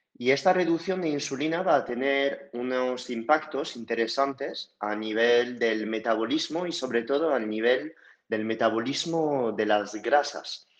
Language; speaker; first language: Spanish; non-native, fluent; French